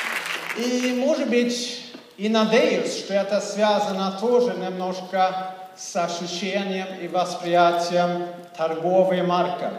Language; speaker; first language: Russian; non-native, fluent; Swedish